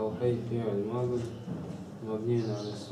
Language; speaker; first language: Arabic; non-native, learner; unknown